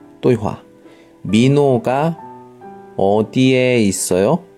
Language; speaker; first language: Korean; non-native, fluent; Chinese